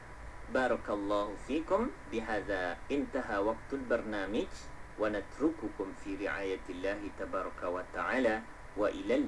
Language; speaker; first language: Arabic; non-native, fluent; Malay